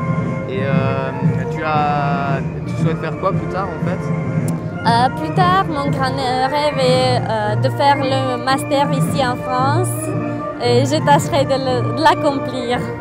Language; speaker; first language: French; non-native, fluent; Romanian